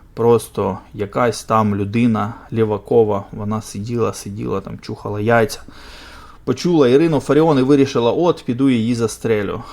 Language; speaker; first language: Ukrainian; non-native, local second language; Russian